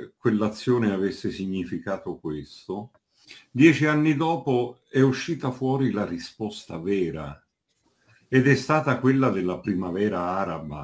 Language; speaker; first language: Italian; native; Italian